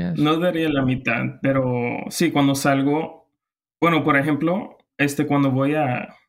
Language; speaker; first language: Spanish; non-native, fluent; English